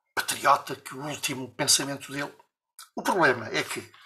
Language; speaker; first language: Portuguese; native; Portuguese